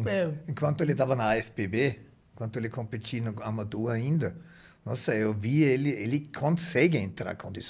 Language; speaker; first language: Portuguese; non-native, fluent; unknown